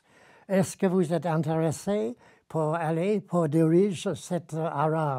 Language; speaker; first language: French; non-native, learner; English